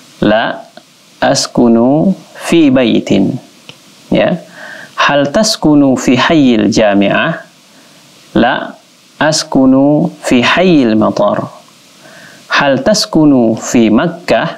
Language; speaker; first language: Arabic; non-native, fluent; Indonesian